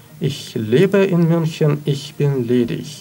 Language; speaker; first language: German; non-native, fluent; Russian